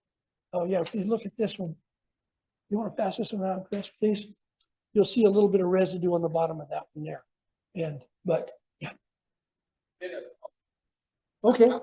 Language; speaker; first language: English; native; English